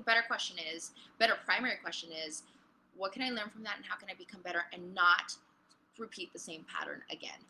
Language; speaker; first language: English; early bilingual, other home language; Spanish